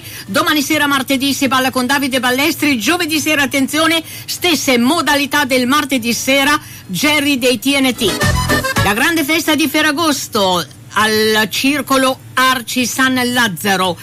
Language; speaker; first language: Italian; native; Italian